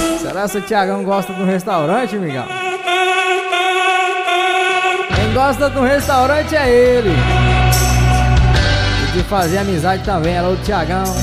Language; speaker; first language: Portuguese; native; Portuguese